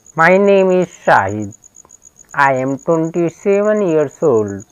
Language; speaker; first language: English; non-native, learner; Hindi